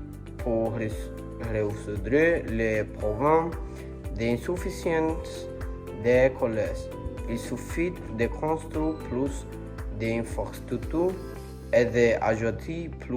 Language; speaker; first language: French; non-native, learner; Spanish